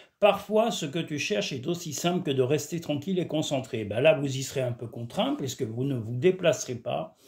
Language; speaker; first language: French; native; French